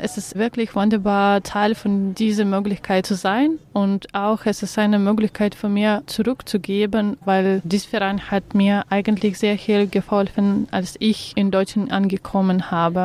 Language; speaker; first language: German; non-native, learner; Russian